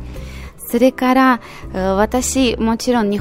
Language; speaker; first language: Japanese; non-native, fluent; Russian